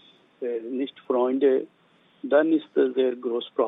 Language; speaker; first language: German; non-native, learner; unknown